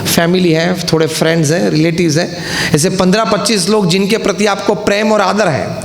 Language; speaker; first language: Hindi; non-native, local second language; Gujarati